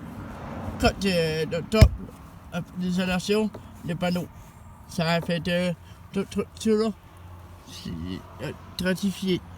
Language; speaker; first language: French; non-native, learner; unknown